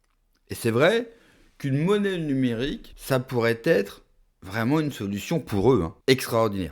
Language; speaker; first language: French; native; French